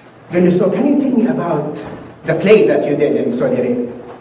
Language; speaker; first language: English; non-native, fluent; Arabic